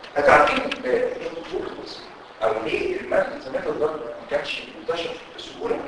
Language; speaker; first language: Arabic; native; Arabic